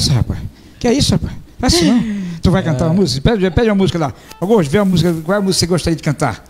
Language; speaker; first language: Portuguese; native; Portuguese